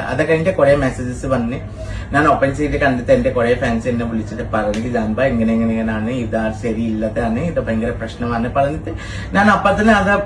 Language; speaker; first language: Malayalam; non-native, local second language; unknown